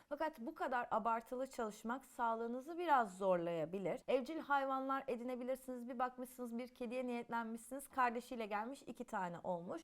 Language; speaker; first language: Turkish; native; Turkish